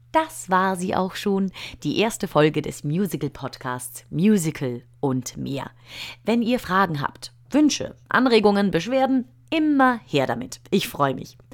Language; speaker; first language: German; native; German